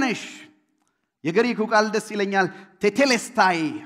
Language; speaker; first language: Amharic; native; Amharic